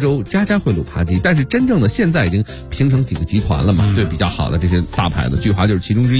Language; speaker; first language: Chinese; native; Chinese